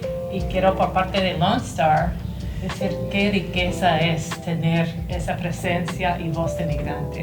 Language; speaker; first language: Spanish; non-native, fluent; English